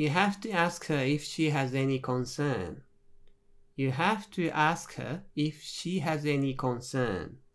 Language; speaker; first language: English; non-native, fluent; Japanese